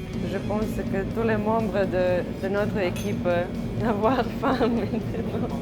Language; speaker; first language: French; non-native, learner; Serbian